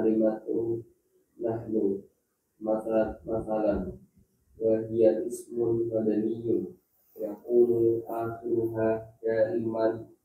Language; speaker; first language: Arabic; non-native, learner; Indonesian